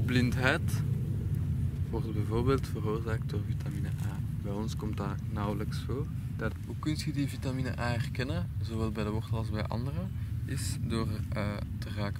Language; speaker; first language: Dutch; native; Dutch